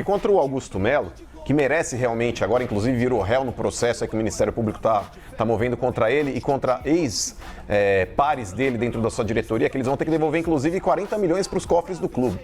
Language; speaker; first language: Portuguese; native; Portuguese